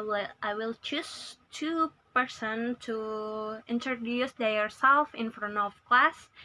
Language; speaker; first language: English; non-native, learner; Indonesian